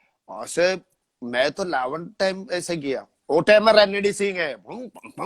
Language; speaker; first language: Hindi; non-native, local second language; Malayalam